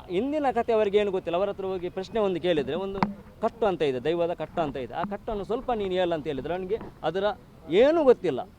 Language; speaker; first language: Kannada; non-native, local second language; Tulu